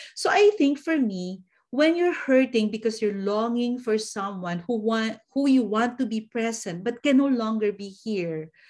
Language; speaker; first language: English; non-native, local second language; Filipino